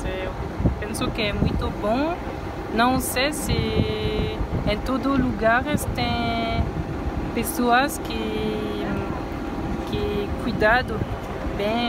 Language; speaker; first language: Portuguese; non-native, learner; French